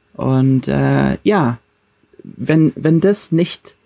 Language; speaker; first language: German; non-native, fluent; English